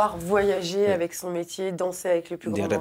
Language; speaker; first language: French; native; French